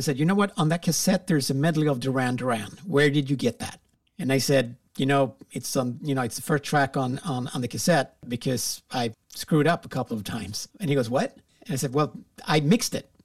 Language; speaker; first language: English; non-native, fluent; Swedish